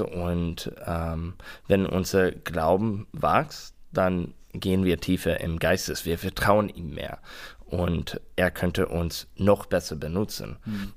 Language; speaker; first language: German; non-native, learner; English